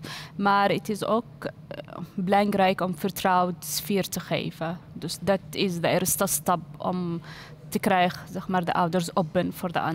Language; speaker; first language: Dutch; non-native, learner; Arabic